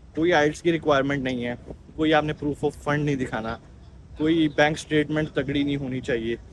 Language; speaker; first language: Urdu; native; Urdu